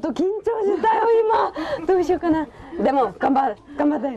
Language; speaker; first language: Japanese; non-native, learner; Korean